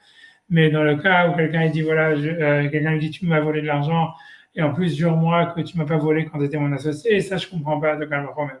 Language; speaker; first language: French; native; French